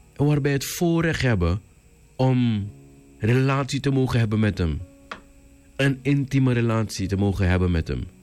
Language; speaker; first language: Dutch; native; Dutch